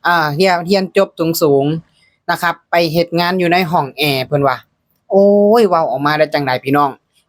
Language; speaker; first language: Thai; non-native, local second language; Lao